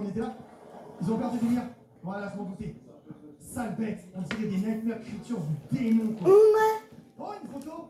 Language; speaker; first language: French; native; French